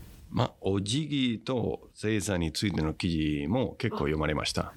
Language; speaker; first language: Japanese; non-native, fluent; Spanish